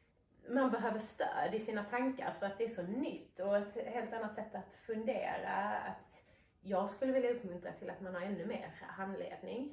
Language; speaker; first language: Swedish; native; Swedish